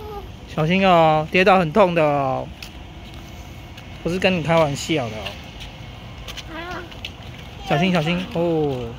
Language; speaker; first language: Chinese; native; Chinese